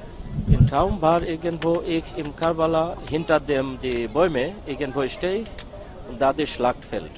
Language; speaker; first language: German; non-native, learner; Bangla